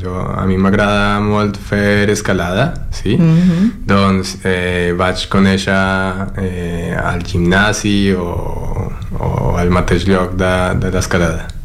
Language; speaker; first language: Catalan; non-native, learner; Spanish